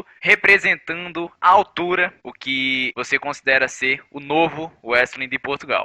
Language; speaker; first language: Portuguese; native; Portuguese